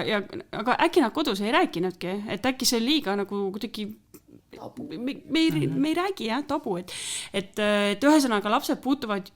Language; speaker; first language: Estonian; native; Estonian